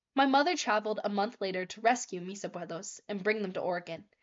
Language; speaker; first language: English; native; English